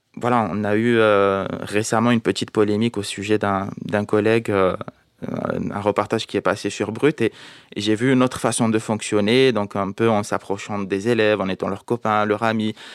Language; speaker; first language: French; non-native, local second language; Arabic